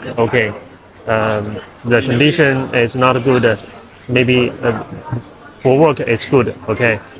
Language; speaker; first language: English; non-native, learner; Chinese